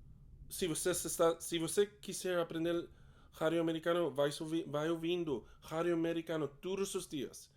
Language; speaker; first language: Portuguese; non-native, learner; English